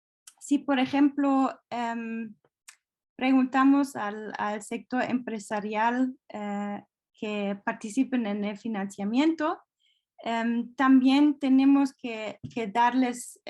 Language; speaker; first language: Spanish; non-native, fluent; German